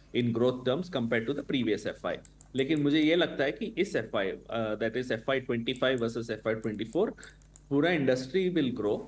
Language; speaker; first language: Hindi; non-native, local second language; Tamil